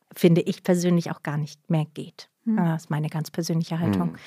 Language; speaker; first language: German; native; German